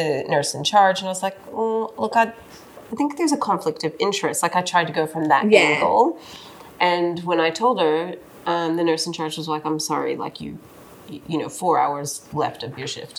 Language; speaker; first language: English; native; English